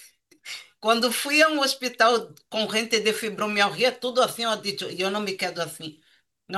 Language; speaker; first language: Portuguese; non-native, learner; Spanish